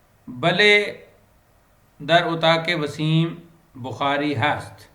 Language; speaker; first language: Persian; non-native, fluent; Urdu